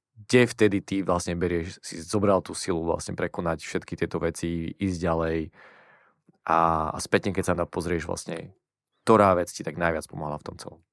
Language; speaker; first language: Slovak; native; Slovak